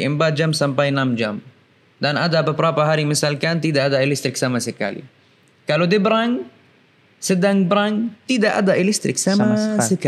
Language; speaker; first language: Indonesian; non-native, fluent; Arabic